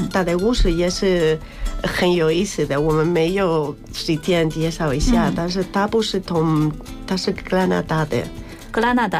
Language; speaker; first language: Chinese; non-native, learner; Spanish